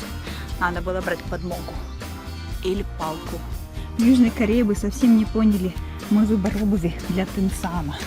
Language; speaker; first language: Russian; native; Russian